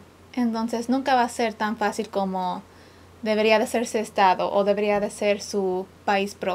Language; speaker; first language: Spanish; early bilingual, other home language; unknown